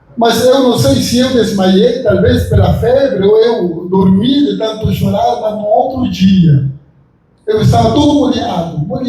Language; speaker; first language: Portuguese; non-native, fluent; Spanish